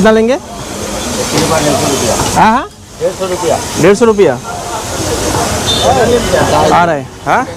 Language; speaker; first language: Hindi; non-native, local second language; Bangla